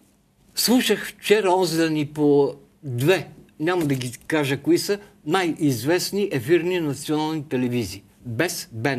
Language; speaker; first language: Bulgarian; native; Bulgarian